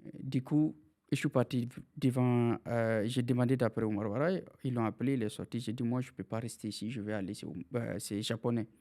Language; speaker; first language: French; non-native, local second language; Fula